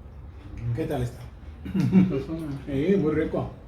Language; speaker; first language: Spanish; native; Spanish